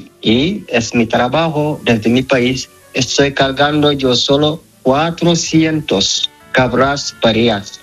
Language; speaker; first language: Spanish; non-native, learner; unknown